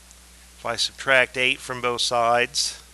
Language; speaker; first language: English; native; English